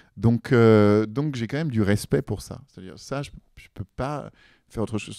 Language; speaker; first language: French; native; French